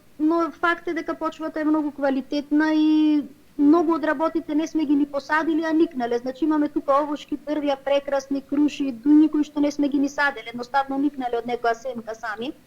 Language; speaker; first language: Macedonian; native; Macedonian